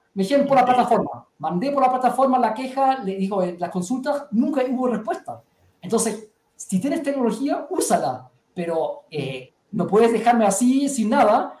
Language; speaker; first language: Spanish; early bilingual, heritage; Spanish